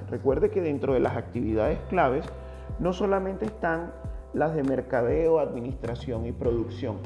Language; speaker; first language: Spanish; native; Spanish